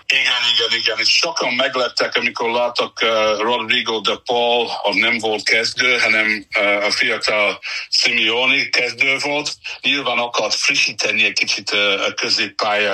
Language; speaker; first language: Hungarian; non-native, fluent; English